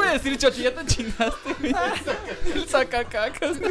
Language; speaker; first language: Spanish; native; Spanish